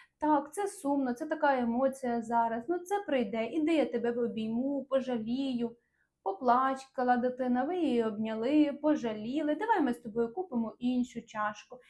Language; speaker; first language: Ukrainian; non-native, local second language; Russian